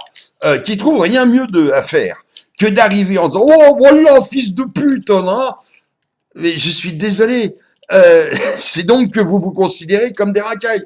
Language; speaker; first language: French; native; French